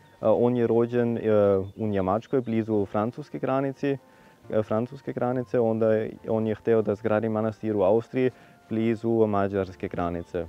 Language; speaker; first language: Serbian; non-native, fluent; German